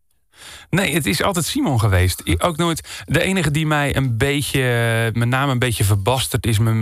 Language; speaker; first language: Dutch; native; Dutch